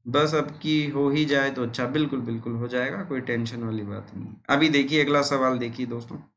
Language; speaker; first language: Hindi; native; Hindi